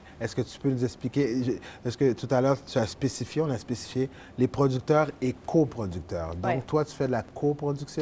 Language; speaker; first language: French; native; French